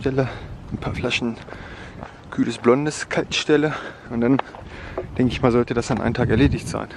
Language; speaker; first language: German; native; German